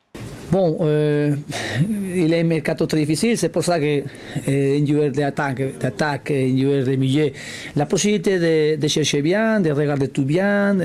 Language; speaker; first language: French; non-native, learner; Spanish